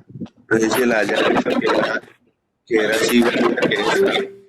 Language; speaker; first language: Spanish; native; Spanish